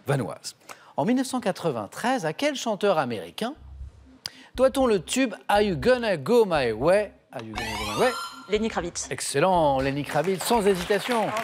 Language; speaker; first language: French; native; French